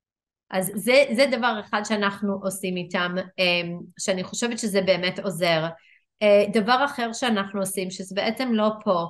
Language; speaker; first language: Hebrew; non-native, fluent; English